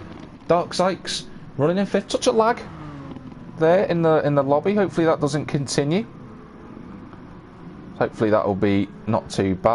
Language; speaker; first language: English; native; English